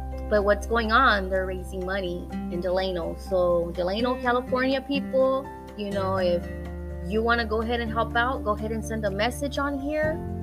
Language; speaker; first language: English; early bilingual, other home language; Spanish